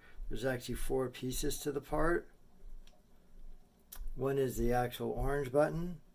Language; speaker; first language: English; native; English